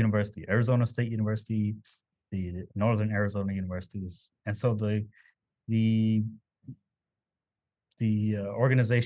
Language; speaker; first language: English; early bilingual, other home language; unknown